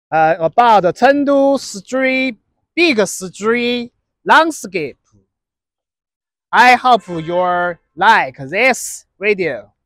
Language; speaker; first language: English; non-native, learner; Chinese